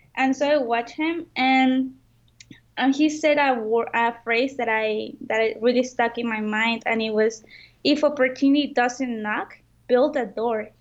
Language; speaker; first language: English; non-native, fluent; Spanish